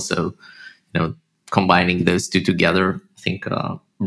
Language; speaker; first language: English; non-native, fluent; Russian